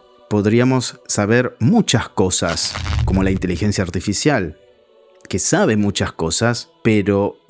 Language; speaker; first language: Spanish; native; Spanish